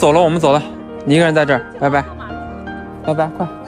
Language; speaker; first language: Chinese; native; Chinese